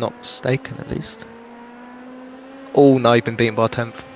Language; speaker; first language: English; native; English